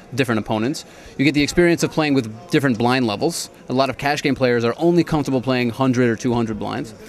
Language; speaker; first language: English; native; English